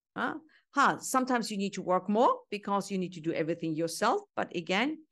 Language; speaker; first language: English; non-native, fluent; Turkish